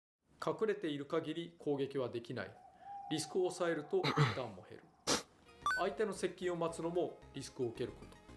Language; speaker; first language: Japanese; native; Japanese